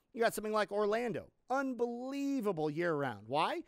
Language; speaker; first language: English; native; English